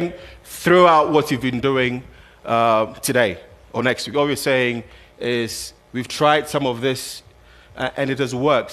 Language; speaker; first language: English; non-native, local second language; Akan